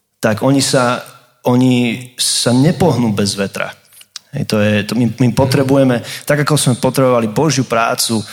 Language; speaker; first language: Slovak; non-native, fluent; English